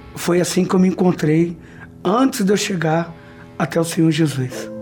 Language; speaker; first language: Portuguese; native; Portuguese